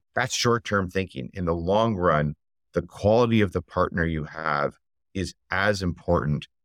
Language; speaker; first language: English; native; English